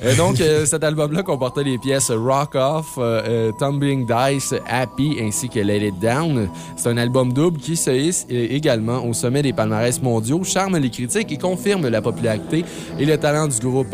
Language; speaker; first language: French; native; French